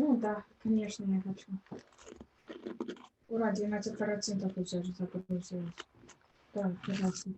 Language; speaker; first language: Russian; early bilingual, heritage; Russian